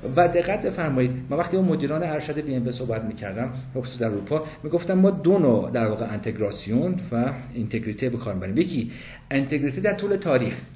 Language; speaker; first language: Persian; early bilingual, other home language; English